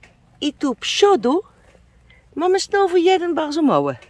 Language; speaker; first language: Polish; non-native, learner; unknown